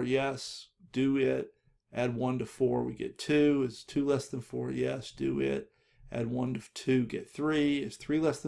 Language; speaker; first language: English; native; English